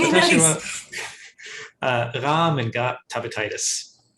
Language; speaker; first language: Japanese; non-native, fluent; English